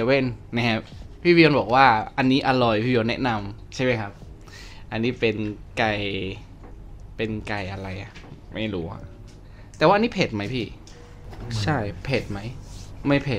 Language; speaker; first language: Thai; non-native, fluent; Indonesian